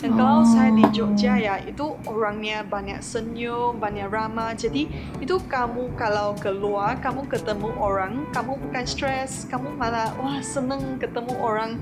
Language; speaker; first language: Indonesian; non-native, fluent; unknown